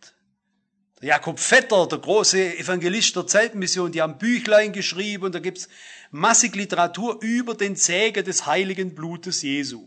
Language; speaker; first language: German; native; German